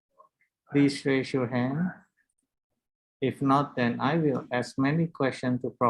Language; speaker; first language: English; non-native, learner; Indonesian